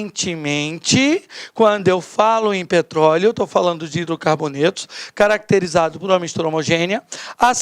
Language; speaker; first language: Portuguese; native; Portuguese